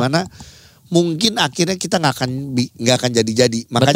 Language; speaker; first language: Indonesian; native; Indonesian